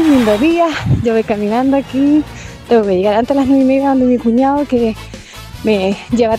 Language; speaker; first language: Spanish; native; Spanish